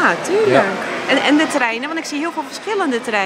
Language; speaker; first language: Dutch; native; Dutch